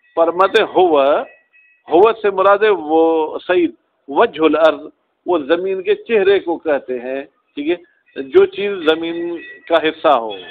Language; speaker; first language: Urdu; non-native, local second language; Sindhi